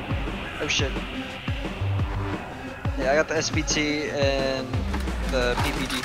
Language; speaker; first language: English; native; English